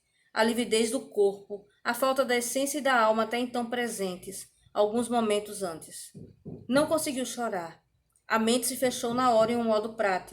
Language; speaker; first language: Portuguese; native; Portuguese